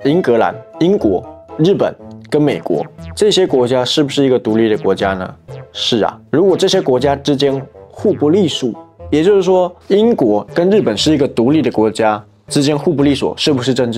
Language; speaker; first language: Chinese; native; Chinese